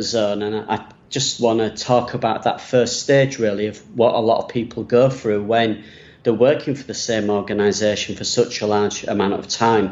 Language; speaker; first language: English; native; English